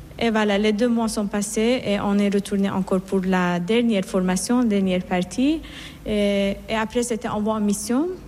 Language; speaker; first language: French; non-native, fluent; Persian